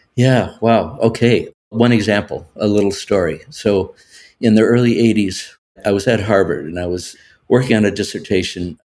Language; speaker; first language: English; native; English